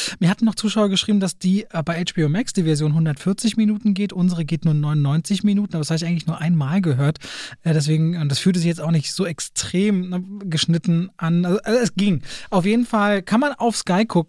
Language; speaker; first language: German; native; German